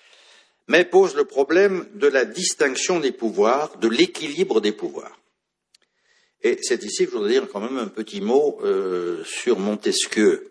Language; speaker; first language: French; native; French